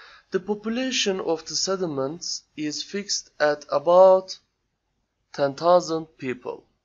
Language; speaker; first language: English; non-native, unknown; Turkish